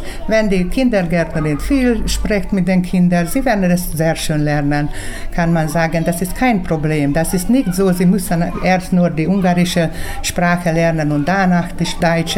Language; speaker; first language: German; early bilingual, heritage; German